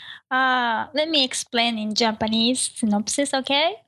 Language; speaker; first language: English; non-native, learner; Japanese